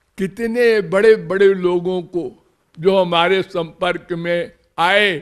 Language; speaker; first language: Hindi; native; Hindi